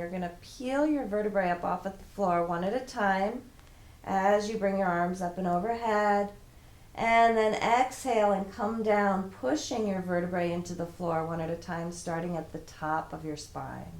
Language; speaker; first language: English; native; English